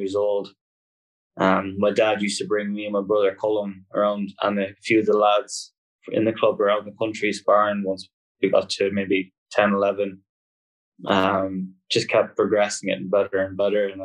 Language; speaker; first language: English; native; English